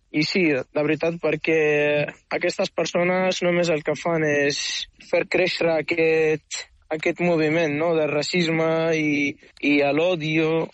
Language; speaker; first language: Catalan; non-native, fluent; Arabic